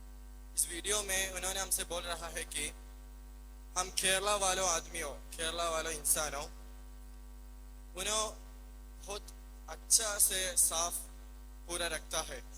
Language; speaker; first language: Hindi; non-native, learner; Malayalam